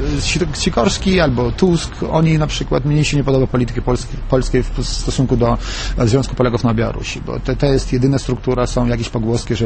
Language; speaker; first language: Polish; non-native, fluent; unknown